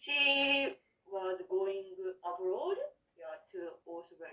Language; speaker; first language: English; non-native, learner; Japanese